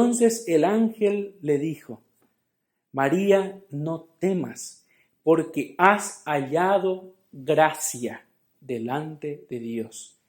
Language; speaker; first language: Spanish; native; Spanish